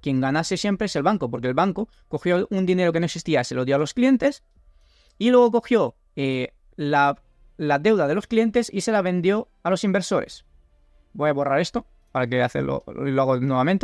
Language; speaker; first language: Spanish; native; Spanish